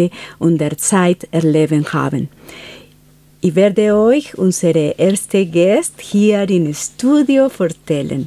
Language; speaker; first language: German; non-native, fluent; Spanish